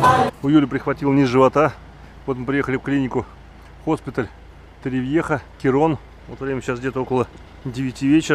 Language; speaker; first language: Russian; native; Russian